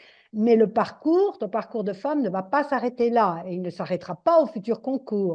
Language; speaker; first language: French; native; French